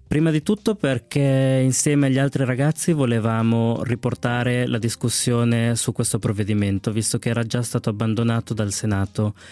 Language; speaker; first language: Italian; early bilingual, other home language; Spanish